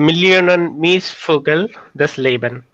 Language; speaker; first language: German; non-native, learner; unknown